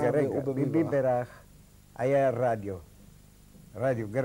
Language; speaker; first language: Hebrew; non-native, fluent; Arabic